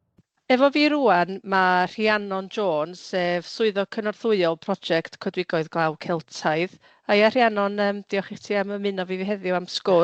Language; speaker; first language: Welsh; native; Welsh